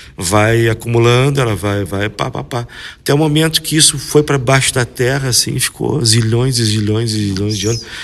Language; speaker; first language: Portuguese; native; Portuguese